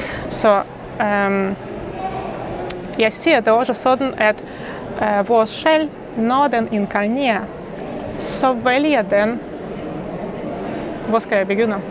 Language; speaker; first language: Danish; non-native, fluent; Russian